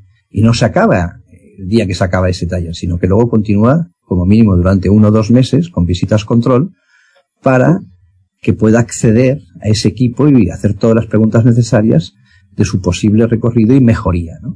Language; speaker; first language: Spanish; native; Spanish